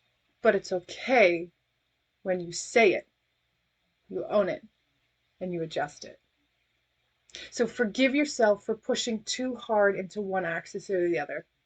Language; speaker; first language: English; native; English